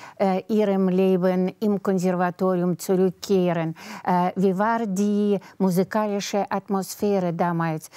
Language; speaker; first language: German; non-native, fluent; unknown